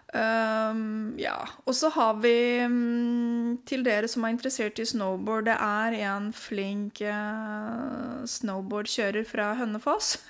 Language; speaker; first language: Norwegian; non-native, fluent; Romanian